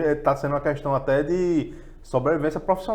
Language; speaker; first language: Portuguese; native; Portuguese